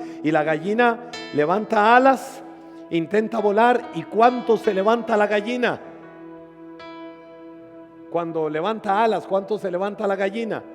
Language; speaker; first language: Spanish; native; Spanish